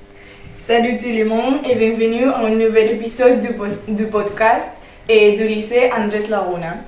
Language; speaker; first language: French; non-native, learner; Spanish